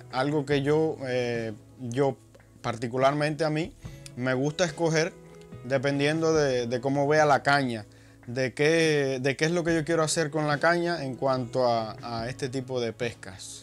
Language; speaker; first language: Spanish; native; Spanish